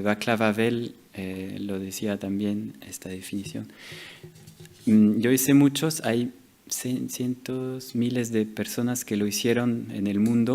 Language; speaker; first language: Spanish; non-native, fluent; French